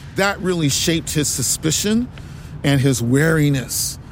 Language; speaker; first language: English; native; English